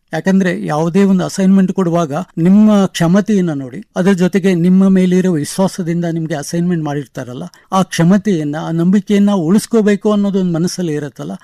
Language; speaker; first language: Kannada; non-native, local second language; Konkani